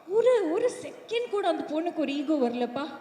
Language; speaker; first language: Tamil; non-native, fluent; Malayalam